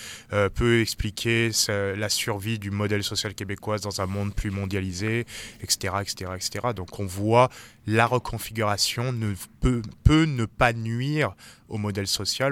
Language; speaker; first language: French; native; French